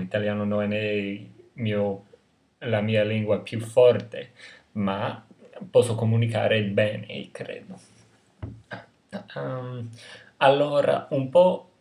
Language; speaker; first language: Italian; non-native, fluent; English